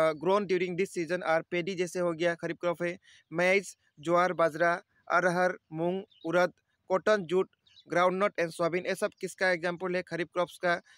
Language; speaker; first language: Hindi; native; Hindi